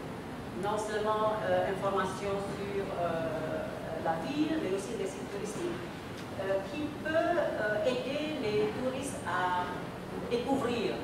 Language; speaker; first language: French; non-native, fluent; Indonesian